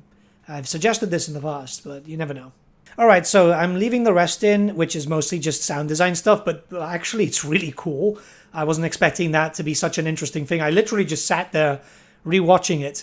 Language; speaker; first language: English; native; English